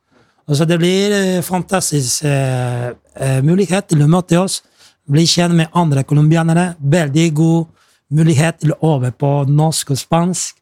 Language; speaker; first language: Norwegian; non-native, fluent; Spanish